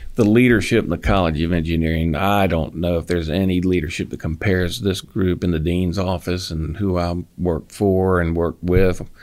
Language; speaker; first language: English; native; English